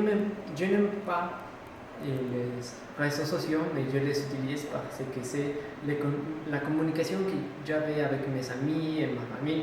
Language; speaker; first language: French; non-native, learner; Spanish